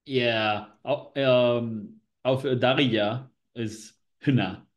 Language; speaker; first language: German; non-native, learner; Spanish